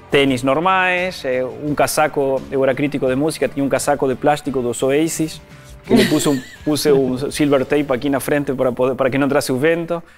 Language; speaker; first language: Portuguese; non-native, fluent; Spanish